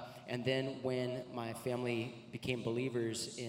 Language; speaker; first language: English; native; English